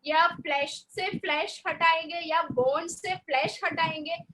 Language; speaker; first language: Hindi; non-native, local second language; Malayalam